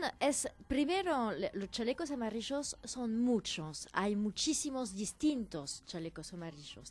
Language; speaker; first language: Spanish; non-native, fluent; French